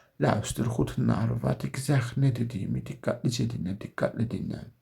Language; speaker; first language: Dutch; non-native, learner; Turkish